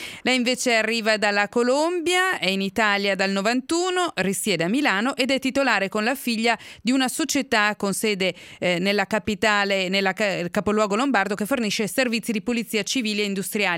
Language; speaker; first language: Italian; native; Italian